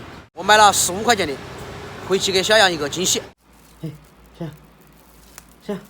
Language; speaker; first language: Chinese; native; Chinese